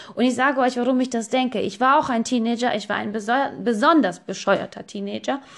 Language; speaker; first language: German; non-native, fluent; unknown